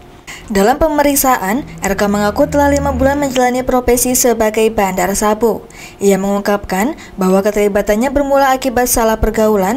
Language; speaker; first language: Indonesian; native; Indonesian